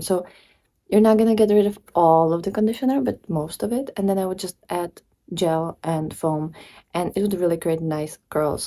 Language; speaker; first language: English; non-native, fluent; Czech